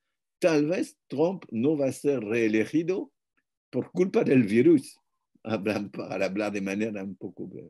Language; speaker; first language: Spanish; non-native, fluent; French